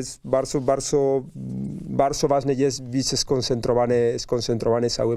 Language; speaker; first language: Polish; non-native, learner; Spanish